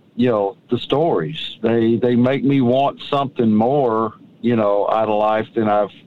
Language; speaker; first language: English; native; English